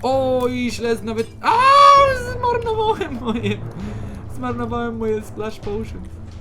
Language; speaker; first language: Polish; native; Polish